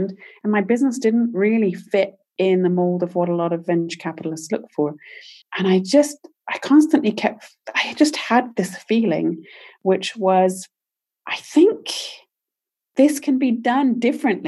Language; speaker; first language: English; native; English